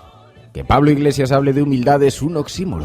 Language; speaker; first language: Spanish; native; Spanish